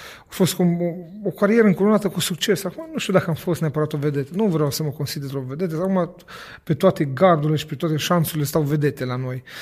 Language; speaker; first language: Romanian; native; Romanian